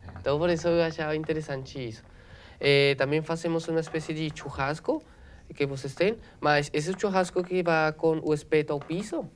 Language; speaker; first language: Portuguese; non-native, learner; Spanish